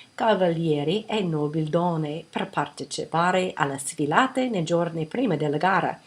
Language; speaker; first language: Italian; non-native, fluent; English